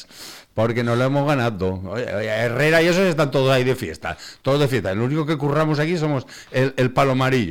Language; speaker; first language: Spanish; native; Spanish